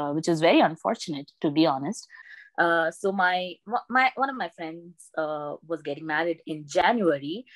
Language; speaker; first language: English; non-native, local second language; Malayalam